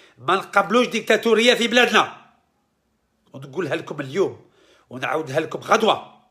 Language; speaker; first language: Arabic; early bilingual, heritage; Arabic